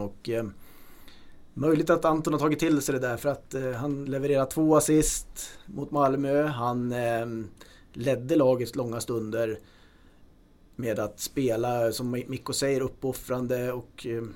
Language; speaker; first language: Swedish; native; Swedish